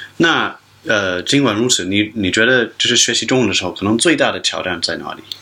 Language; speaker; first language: Chinese; non-native, fluent; English